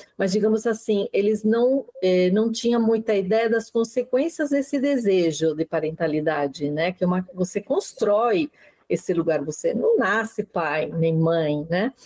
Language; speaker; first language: Portuguese; non-native, fluent; Spanish